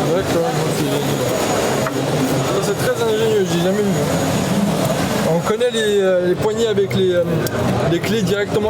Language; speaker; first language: French; native; French